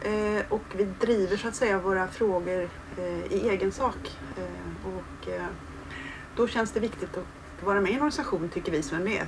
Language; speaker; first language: Swedish; native; Swedish